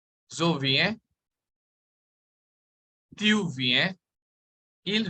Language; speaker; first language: French; non-native, fluent; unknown